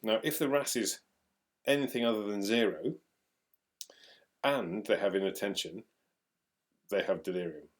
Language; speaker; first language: English; native; English